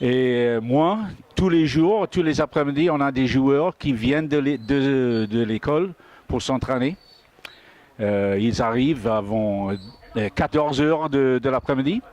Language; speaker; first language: French; non-native, fluent; English